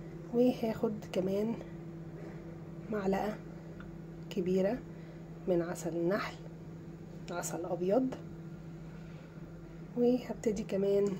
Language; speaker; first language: Arabic; native; Arabic